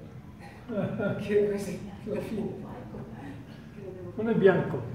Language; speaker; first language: Italian; non-native, fluent; Spanish